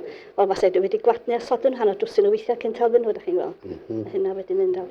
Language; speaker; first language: Welsh; native; Welsh